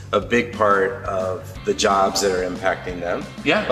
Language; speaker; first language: English; native; English